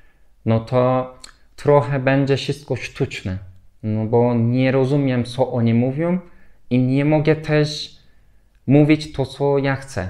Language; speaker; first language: Polish; non-native, learner; Turkish